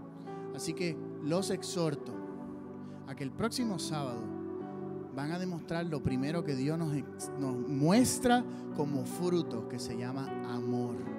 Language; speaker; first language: Spanish; native; Spanish